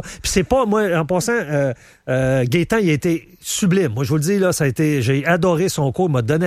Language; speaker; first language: French; native; French